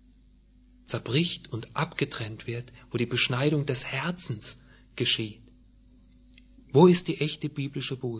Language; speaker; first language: German; native; German